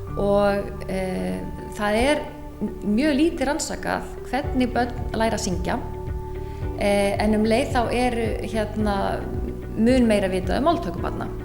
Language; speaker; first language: Icelandic; native; Icelandic